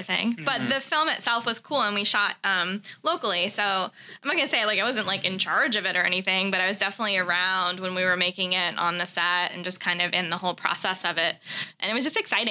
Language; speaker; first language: English; native; English